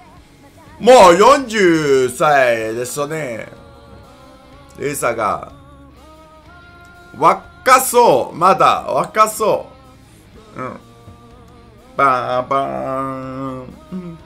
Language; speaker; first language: Japanese; non-native, learner; English